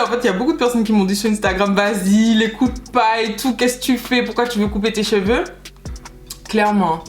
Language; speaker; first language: French; native; French